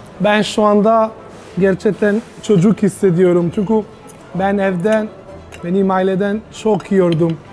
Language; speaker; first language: Turkish; non-native, learner; Italian